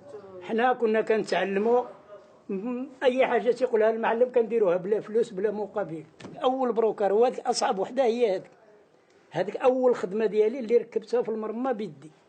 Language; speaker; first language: Arabic; native; Arabic